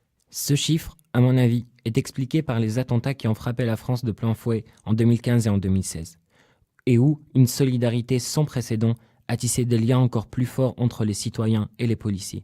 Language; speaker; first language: French; native; French